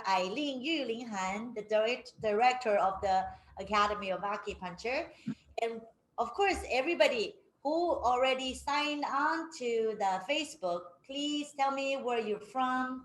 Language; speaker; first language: English; non-native, fluent; Chinese